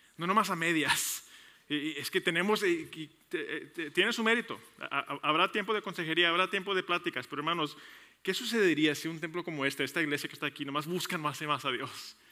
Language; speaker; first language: Spanish; early bilingual, heritage; Spanish